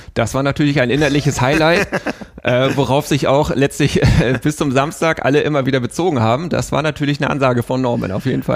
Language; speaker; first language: German; native; German